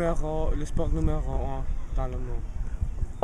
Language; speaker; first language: French; non-native, learner; English